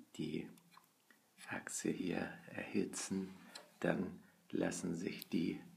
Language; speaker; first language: German; native; German